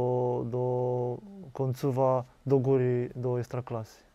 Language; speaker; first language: Polish; non-native, learner; Romanian